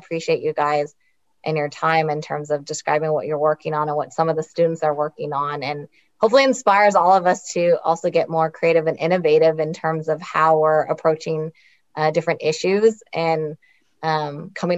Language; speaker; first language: English; native; English